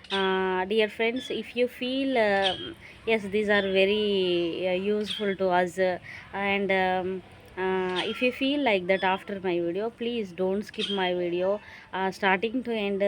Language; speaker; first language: English; non-native, local second language; Telugu